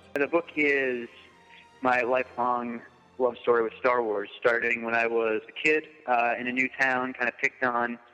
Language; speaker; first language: English; native; English